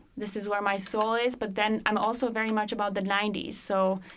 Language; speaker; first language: English; non-native, fluent; Bulgarian